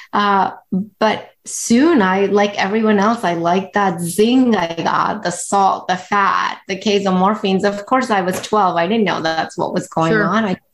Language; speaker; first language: English; early bilingual, other home language; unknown